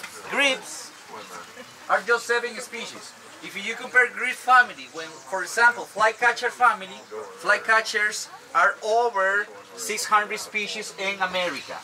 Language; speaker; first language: English; non-native, learner; Spanish